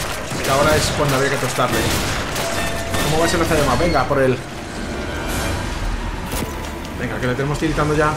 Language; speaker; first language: Spanish; native; Spanish